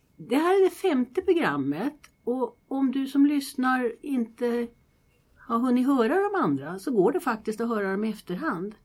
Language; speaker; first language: Swedish; native; Swedish